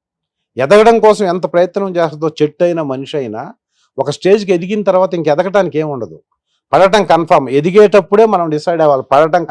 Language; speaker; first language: Telugu; native; Telugu